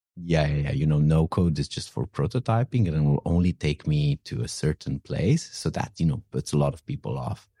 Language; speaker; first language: English; non-native, fluent; Romanian